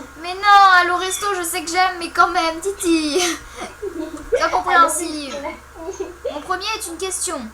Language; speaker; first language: French; native; French